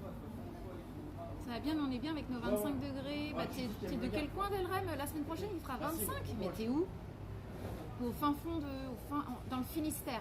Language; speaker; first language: French; native; French